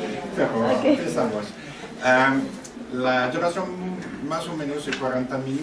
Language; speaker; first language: Spanish; non-native, learner; French